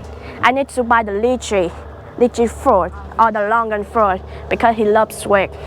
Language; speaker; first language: English; non-native, learner; Vietnamese